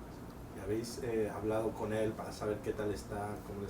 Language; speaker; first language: Spanish; native; Spanish